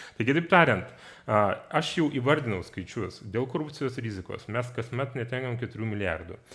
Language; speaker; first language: Lithuanian; non-native, fluent; Georgian